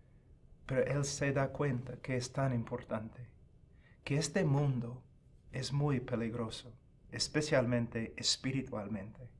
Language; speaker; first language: Spanish; non-native, fluent; English